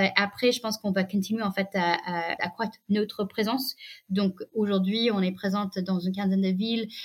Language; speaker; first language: French; non-native, fluent; English